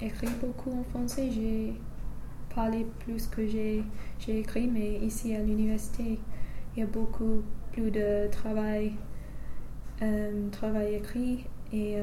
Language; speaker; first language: French; non-native, fluent; English